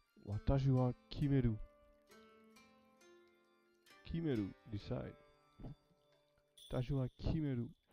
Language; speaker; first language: Japanese; non-native, learner; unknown